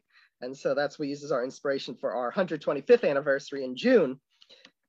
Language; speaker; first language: English; native; English